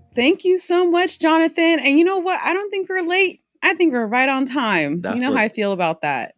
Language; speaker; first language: English; early bilingual, other home language; Spanish